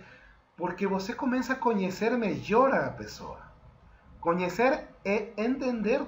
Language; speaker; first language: Portuguese; non-native, fluent; Spanish